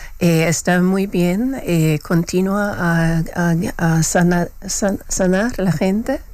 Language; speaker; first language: Spanish; non-native, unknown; German